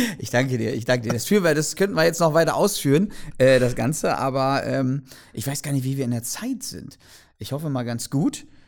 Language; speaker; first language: German; native; German